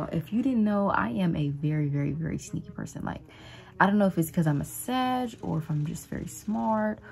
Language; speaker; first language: English; native; English